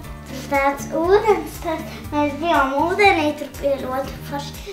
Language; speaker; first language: Latvian; early bilingual, heritage; Latvian